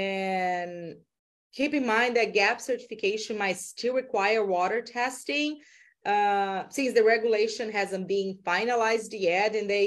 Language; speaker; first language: English; non-native, fluent; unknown